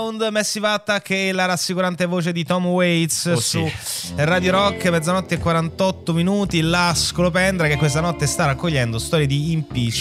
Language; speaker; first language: Italian; native; Italian